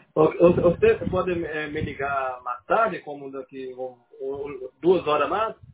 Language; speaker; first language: Spanish; non-native, learner; Portuguese